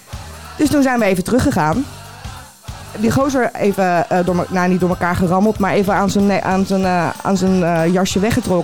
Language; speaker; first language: Dutch; native; Dutch